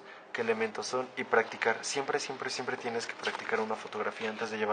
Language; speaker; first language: Spanish; native; Spanish